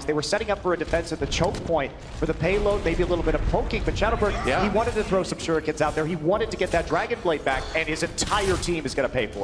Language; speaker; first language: English; native; English